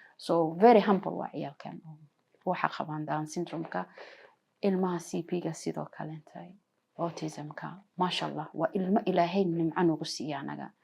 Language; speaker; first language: Somali; early bilingual, heritage; Somali